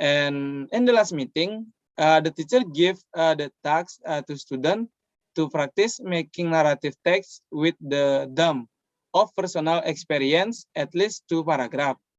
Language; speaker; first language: English; non-native, learner; Indonesian